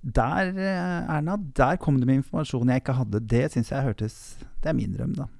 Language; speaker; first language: Norwegian; native; Norwegian